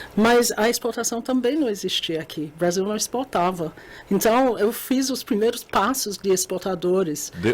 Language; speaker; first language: Portuguese; non-native, fluent; English